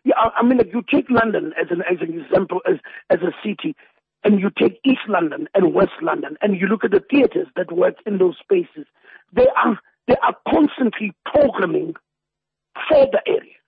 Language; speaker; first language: English; non-native, local second language; Zulu